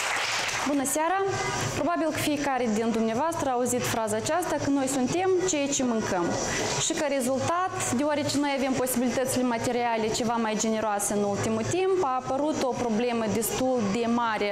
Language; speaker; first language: Romanian; native; Romanian